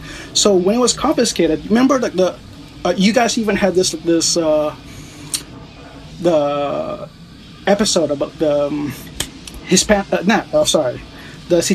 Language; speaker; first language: English; early bilingual, other home language; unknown